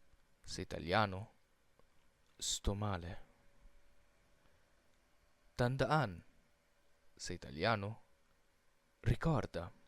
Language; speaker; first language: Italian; non-native, fluent; Filipino